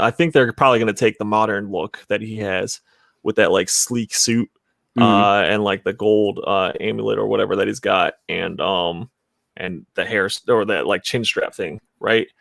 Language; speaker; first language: English; native; English